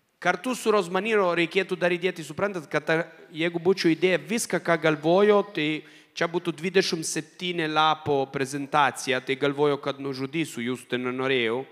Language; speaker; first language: Lithuanian; non-native, fluent; Italian